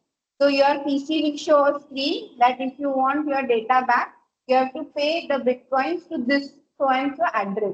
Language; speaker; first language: English; non-native, local second language; Marathi